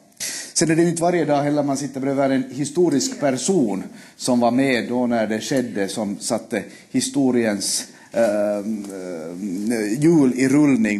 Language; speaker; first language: Swedish; native; Swedish